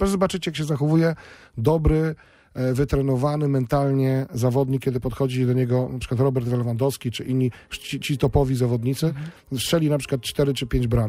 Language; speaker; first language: Polish; native; Polish